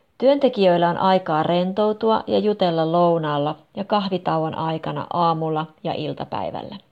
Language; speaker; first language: Finnish; native; Finnish